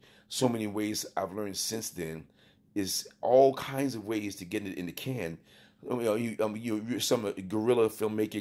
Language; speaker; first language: English; native; English